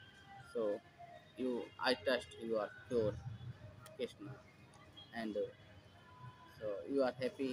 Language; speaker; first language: English; non-native, learner; Hindi